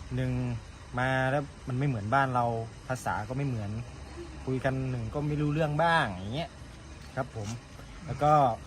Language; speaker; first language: Thai; native; Thai